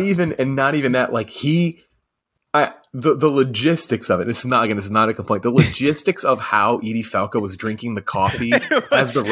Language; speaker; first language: English; native; English